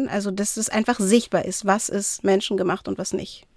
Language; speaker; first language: German; native; German